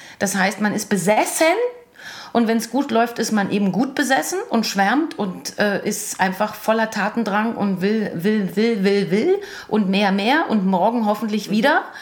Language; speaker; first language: German; early bilingual, other home language; Croatian